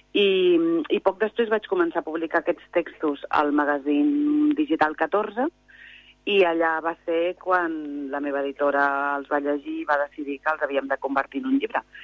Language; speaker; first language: Catalan; native; Catalan